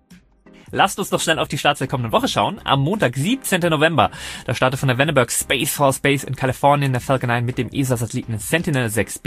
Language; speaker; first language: German; native; German